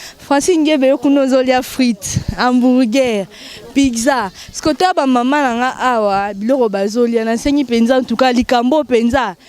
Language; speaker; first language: Lingala; native; Lingala